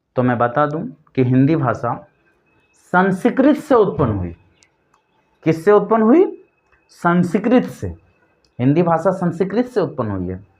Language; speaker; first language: Hindi; native; Hindi